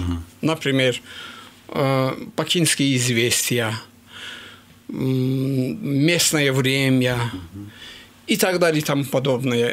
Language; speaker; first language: Russian; non-native, local second language; Azerbaijani